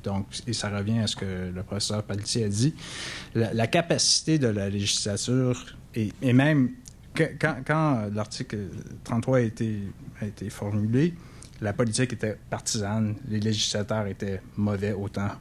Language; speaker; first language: French; native; French